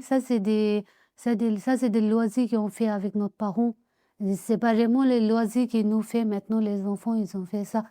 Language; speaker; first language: French; non-native, learner; Tibetan